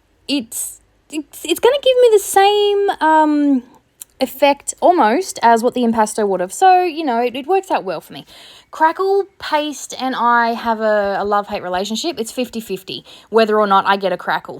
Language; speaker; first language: English; native; English